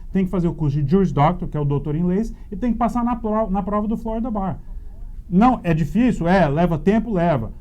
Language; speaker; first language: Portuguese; native; Portuguese